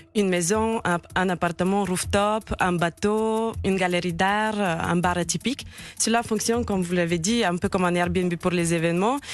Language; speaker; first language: French; non-native, fluent; Bulgarian